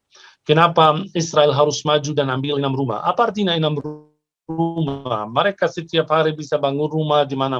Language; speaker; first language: Indonesian; non-native, fluent; Arabic